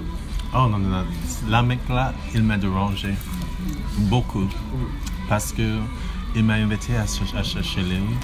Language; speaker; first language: French; non-native, learner; English